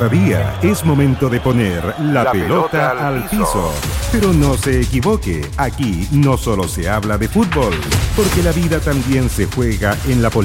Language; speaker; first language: Spanish; native; Spanish